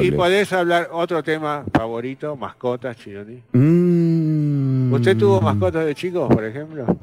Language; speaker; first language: Spanish; native; Spanish